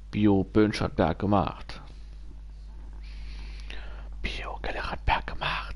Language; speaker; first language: German; native; German